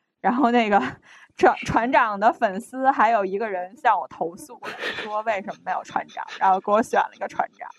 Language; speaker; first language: Chinese; native; Chinese